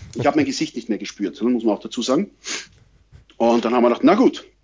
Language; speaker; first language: German; native; German